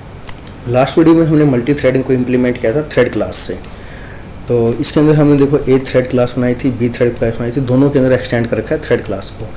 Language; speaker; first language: Hindi; native; Hindi